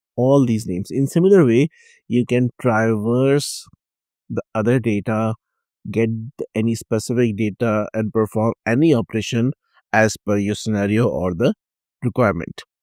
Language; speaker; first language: English; non-native, local second language; Urdu